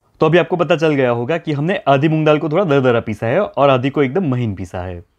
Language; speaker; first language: Hindi; non-native, local second language; Gujarati